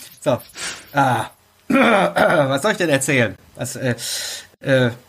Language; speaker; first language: German; native; German